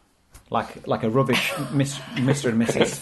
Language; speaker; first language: English; native; English